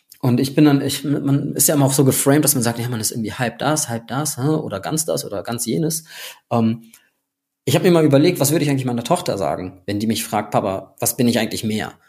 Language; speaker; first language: German; native; German